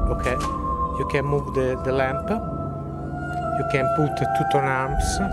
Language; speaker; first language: English; non-native, learner; Italian